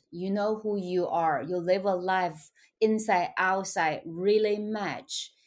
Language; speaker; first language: English; non-native, fluent; Chinese